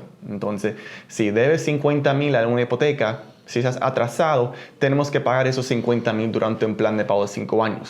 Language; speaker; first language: Spanish; early bilingual, heritage; Spanish